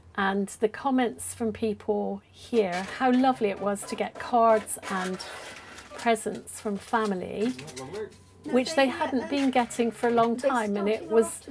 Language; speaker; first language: English; native; English